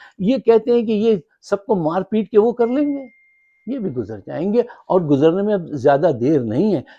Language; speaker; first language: Urdu; native; Urdu